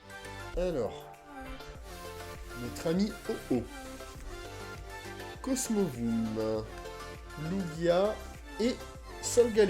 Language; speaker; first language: French; native; French